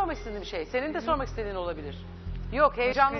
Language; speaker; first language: Turkish; native; Turkish